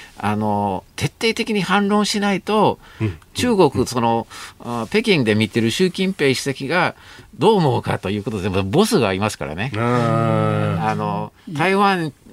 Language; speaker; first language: Japanese; non-native, fluent; English